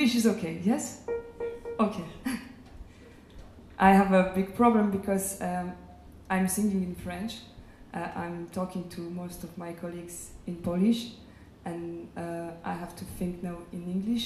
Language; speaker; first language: English; non-native, fluent; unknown